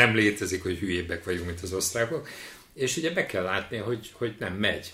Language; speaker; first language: Hungarian; native; Hungarian